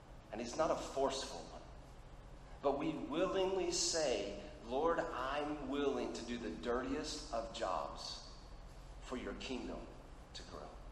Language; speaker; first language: English; early bilingual, other home language; Spanish